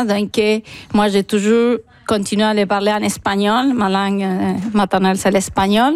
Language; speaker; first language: French; non-native, fluent; Spanish